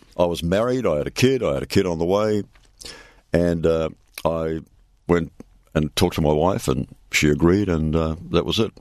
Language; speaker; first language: English; native; English